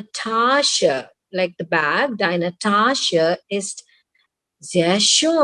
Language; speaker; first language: German; non-native, fluent; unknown